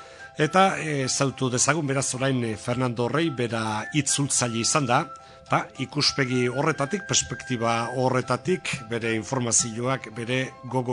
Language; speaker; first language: Basque; native; Basque